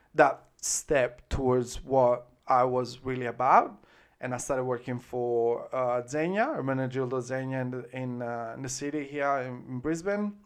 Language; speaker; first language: English; non-native, fluent; Italian